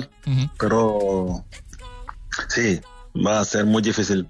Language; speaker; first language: Spanish; non-native, fluent; French